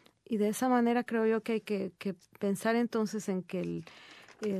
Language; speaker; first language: Spanish; native; Spanish